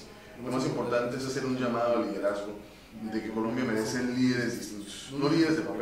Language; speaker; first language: Spanish; native; Spanish